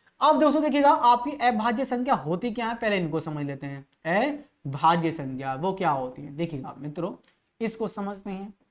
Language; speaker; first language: Hindi; native; Hindi